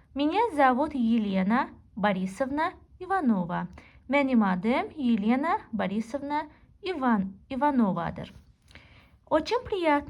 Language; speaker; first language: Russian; non-native, local second language; Azerbaijani